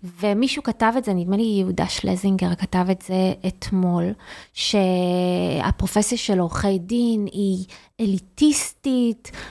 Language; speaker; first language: Hebrew; native; Hebrew